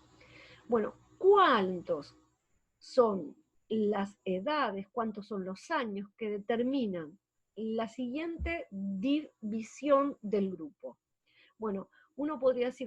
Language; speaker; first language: Spanish; native; Spanish